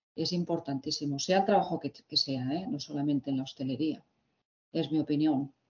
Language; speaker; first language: Spanish; native; Spanish